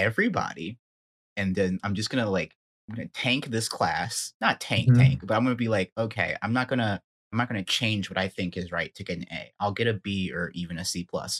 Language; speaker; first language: English; native; English